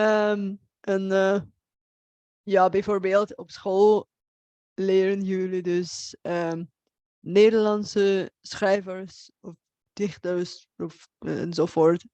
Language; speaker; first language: Dutch; non-native, fluent; Bulgarian